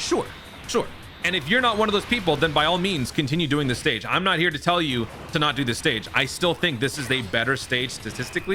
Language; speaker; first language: English; native; English